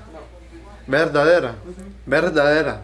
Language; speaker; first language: Spanish; early bilingual, heritage; Spanish